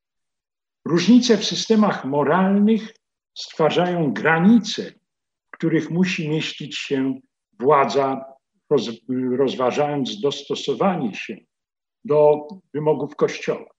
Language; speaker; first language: Polish; native; Polish